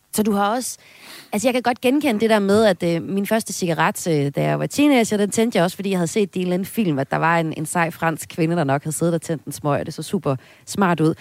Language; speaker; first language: Danish; native; Danish